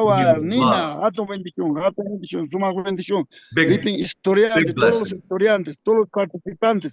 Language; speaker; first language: Spanish; non-native, local second language; Quechua